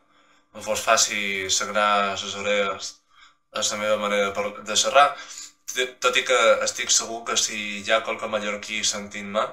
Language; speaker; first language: Catalan; non-native, local second language; Spanish